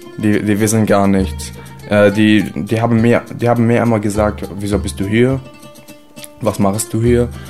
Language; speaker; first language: German; non-native, learner; Arabic